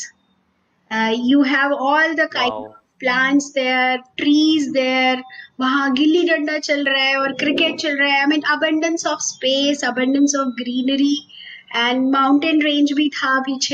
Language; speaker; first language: English; non-native, local second language; Hindi